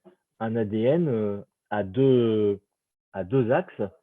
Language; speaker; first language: French; native; French